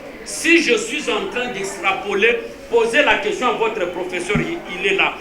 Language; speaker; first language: French; non-native, local second language; Lingala